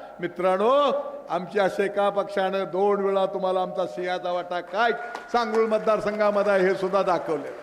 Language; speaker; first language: Marathi; native; Marathi